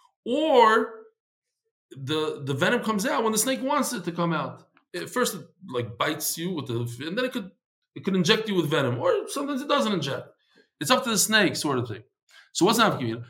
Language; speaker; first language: English; native; English